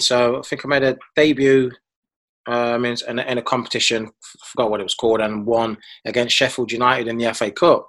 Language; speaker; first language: English; native; English